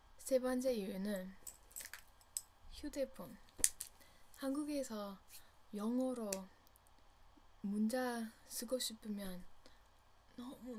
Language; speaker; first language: Korean; non-native, learner; English